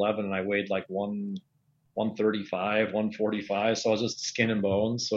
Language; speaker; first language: English; native; English